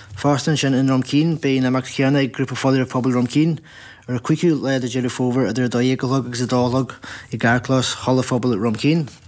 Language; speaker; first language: Irish; native; Irish